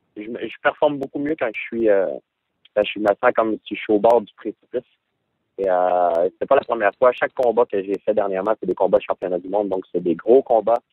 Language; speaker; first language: French; native; French